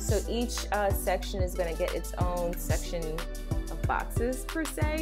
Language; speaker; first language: English; native; English